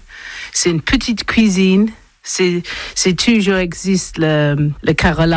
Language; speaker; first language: French; non-native, learner; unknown